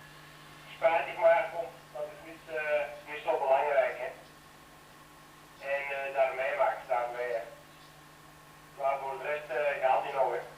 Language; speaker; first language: Dutch; native; Dutch